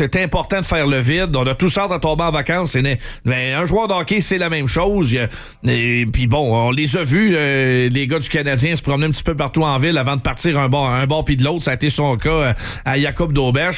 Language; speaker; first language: French; native; French